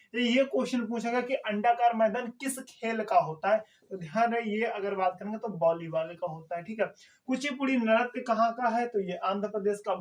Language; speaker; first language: Hindi; native; Hindi